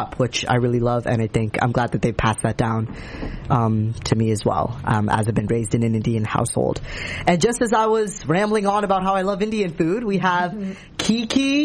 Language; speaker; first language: English; native; English